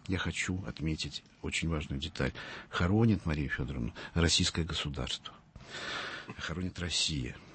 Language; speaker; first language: Russian; early bilingual, heritage; Russian